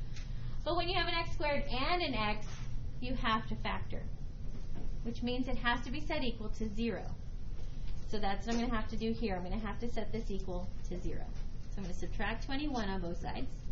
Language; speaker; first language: English; native; English